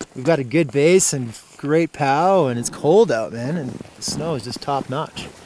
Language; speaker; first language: English; non-native, fluent; Norwegian